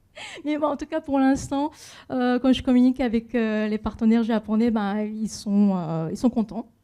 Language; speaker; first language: French; non-native, fluent; Japanese